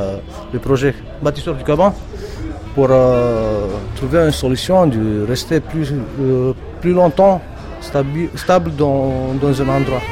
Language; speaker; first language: French; non-native, fluent; Romanian